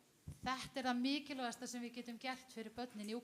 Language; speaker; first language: Icelandic; non-native, learner; Spanish